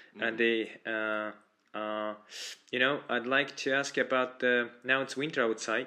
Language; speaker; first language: English; non-native, fluent; Russian